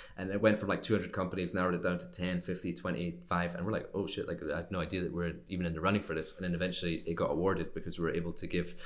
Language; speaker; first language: English; native; English